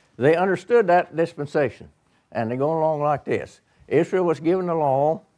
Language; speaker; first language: English; native; English